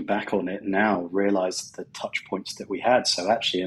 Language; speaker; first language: English; native; English